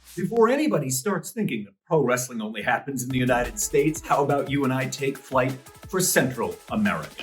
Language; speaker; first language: English; native; English